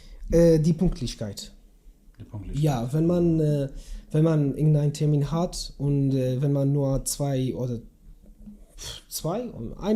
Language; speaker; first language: German; non-native, learner; Kurdish